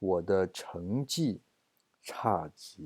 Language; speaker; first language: Chinese; non-native, fluent; English